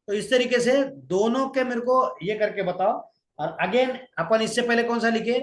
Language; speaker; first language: Hindi; non-native, local second language; Marathi